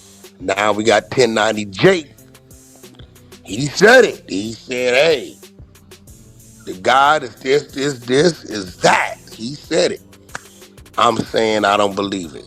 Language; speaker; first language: English; native; English